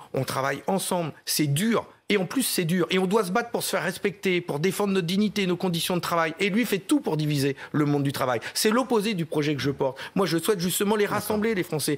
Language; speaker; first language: French; native; French